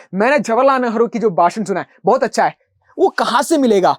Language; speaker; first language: Hindi; non-native, local second language; Malayalam